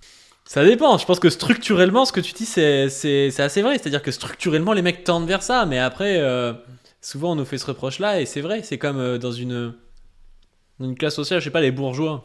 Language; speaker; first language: French; native; French